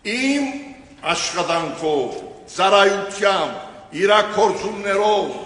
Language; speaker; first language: Armenian; native; Armenian